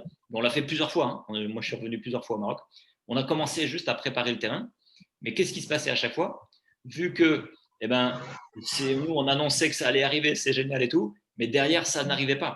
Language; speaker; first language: French; native; French